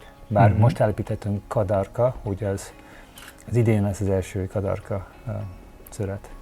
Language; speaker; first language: Hungarian; early bilingual, heritage; Hungarian